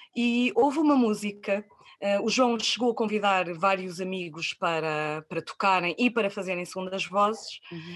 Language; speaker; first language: Portuguese; native; Portuguese